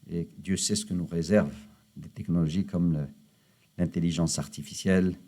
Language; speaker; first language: French; non-native, local second language; Arabic